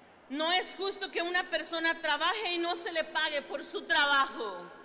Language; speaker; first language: Spanish; native; Spanish